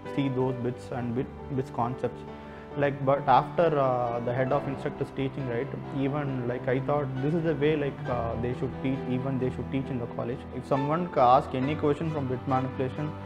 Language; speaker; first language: English; non-native, local second language; Tamil